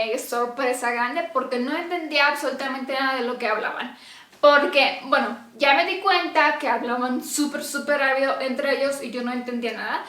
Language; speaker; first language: Spanish; non-native, fluent; Romanian